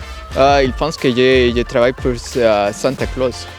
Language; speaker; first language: French; non-native, learner; Spanish